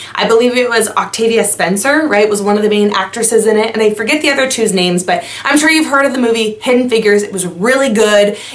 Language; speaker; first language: English; native; English